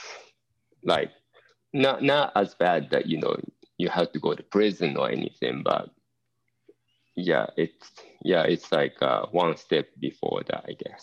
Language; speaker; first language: English; non-native, fluent; Japanese